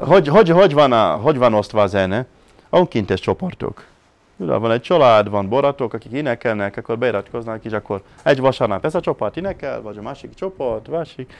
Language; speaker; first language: Hungarian; non-native, fluent; Portuguese